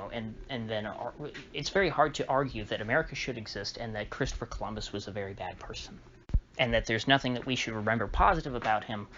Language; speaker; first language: English; native; English